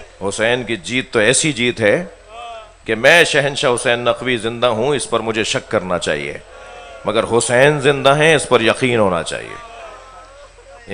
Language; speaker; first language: Urdu; non-native, local second language; Sindhi